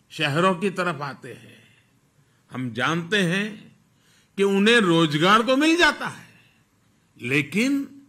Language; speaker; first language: Hindi; non-native, local second language; Gujarati